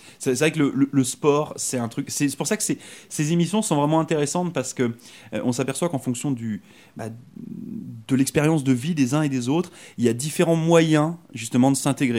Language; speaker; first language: French; native; French